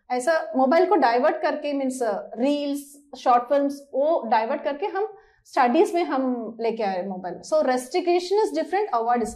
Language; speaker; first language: Hindi; non-native, local second language; Malayalam